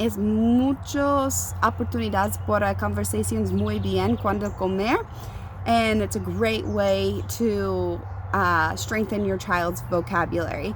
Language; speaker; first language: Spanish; non-native, learner; English